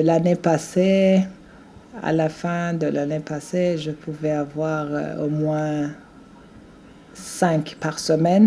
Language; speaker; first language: French; non-native, local second language; Rundi